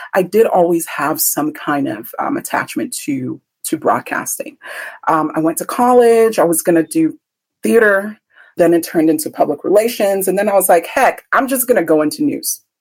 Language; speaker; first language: English; early bilingual, other home language; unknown